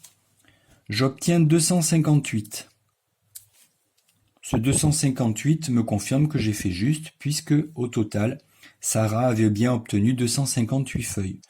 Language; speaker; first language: French; native; French